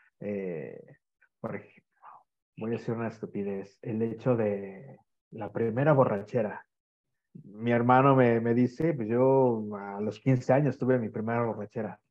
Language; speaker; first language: Spanish; native; Spanish